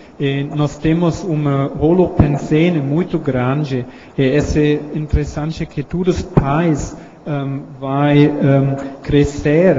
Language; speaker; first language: Portuguese; non-native, learner; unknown